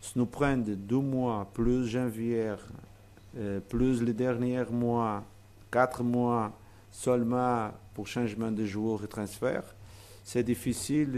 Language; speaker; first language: French; non-native, fluent; Portuguese